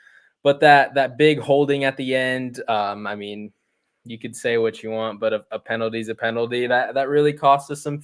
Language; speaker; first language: English; native; English